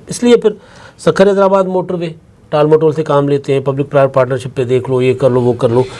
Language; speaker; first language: Urdu; non-native, local second language; Punjabi